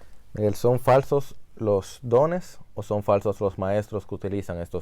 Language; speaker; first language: Spanish; native; Spanish